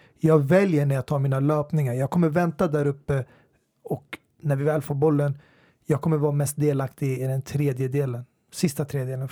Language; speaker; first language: Swedish; native; Swedish